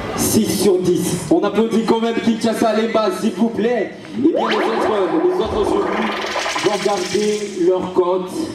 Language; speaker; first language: French; non-native, local second language; Lingala